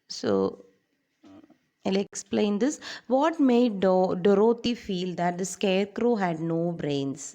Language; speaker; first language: English; non-native, local second language; Malayalam